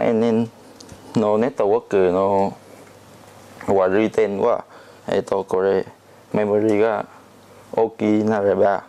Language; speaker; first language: Japanese; non-native, learner; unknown